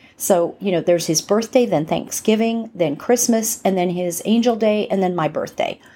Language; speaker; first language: English; native; English